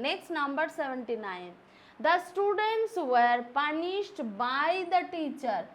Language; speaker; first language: English; non-native, local second language; Bangla